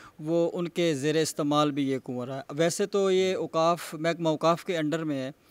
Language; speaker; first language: Urdu; non-native, local second language; Punjabi